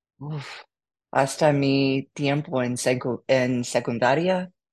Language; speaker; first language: Spanish; non-native, learner; English